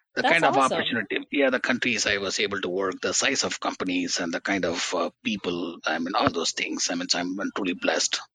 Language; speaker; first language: English; non-native, local second language; Tamil